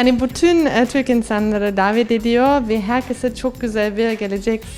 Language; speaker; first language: Turkish; early bilingual, heritage; Turkish